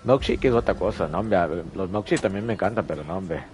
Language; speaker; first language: Spanish; early bilingual, heritage; Spanish